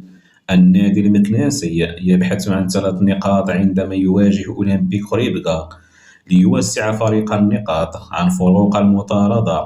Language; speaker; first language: Arabic; native; Arabic